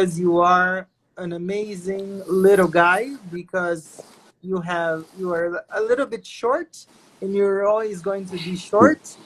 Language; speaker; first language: English; non-native, fluent; Portuguese